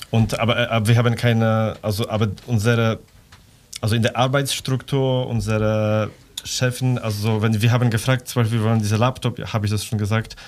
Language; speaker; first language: German; non-native, fluent; Polish